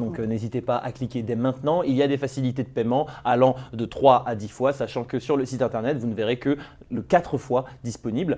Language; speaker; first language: French; native; French